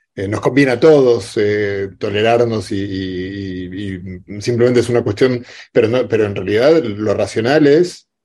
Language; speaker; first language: Spanish; native; Spanish